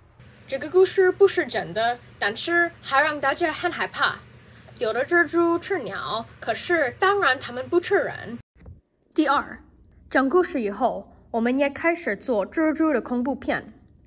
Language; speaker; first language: Chinese; non-native, learner; English